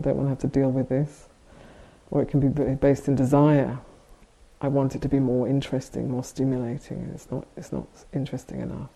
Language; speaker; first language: English; native; English